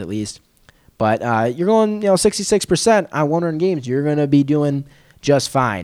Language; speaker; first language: English; native; English